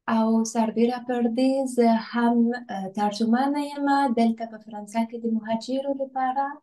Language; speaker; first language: Pashto; non-native, fluent; French